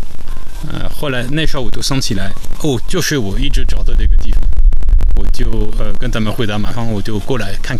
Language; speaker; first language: Chinese; non-native, fluent; French